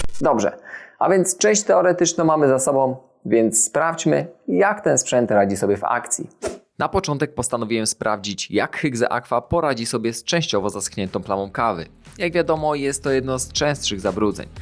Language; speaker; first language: Polish; native; Polish